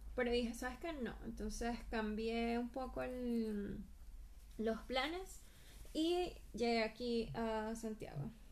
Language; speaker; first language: Spanish; native; Spanish